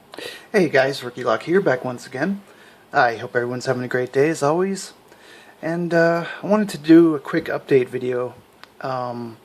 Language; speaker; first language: English; native; English